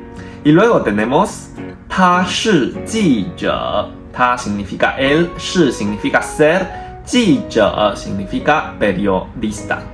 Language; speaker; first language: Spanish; non-native, fluent; Chinese